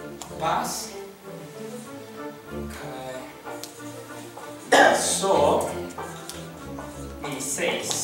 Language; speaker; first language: Greek; non-native, fluent; Spanish